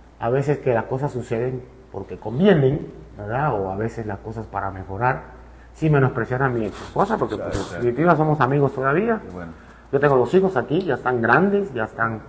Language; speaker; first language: Spanish; native; Spanish